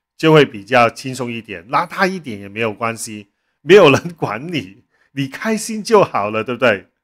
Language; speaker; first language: Chinese; non-native, local second language; Cantonese